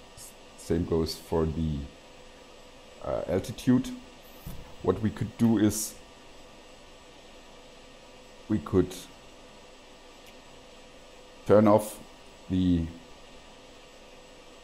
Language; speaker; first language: English; non-native, fluent; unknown